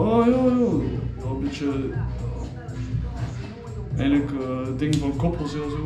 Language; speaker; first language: Dutch; non-native, fluent; French